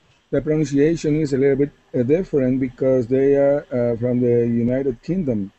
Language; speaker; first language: English; non-native, learner; Spanish